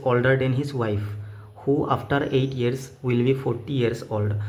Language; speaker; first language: English; non-native, local second language; Assamese